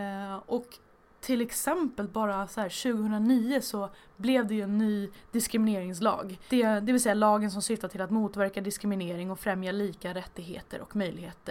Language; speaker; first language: Swedish; native; Swedish